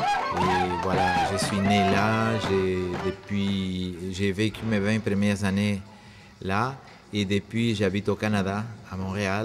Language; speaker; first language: French; non-native, fluent; Spanish